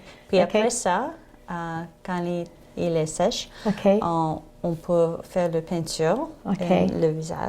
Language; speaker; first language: French; non-native, learner; English